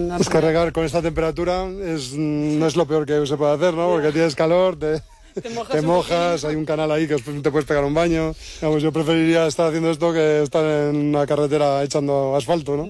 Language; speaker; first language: Spanish; native; Spanish